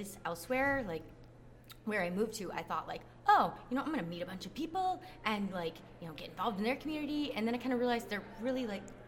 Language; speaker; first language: English; native; English